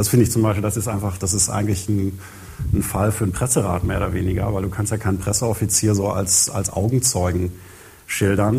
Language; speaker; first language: German; native; German